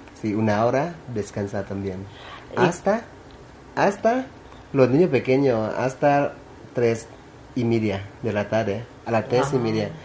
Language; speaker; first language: Spanish; non-native, learner; Thai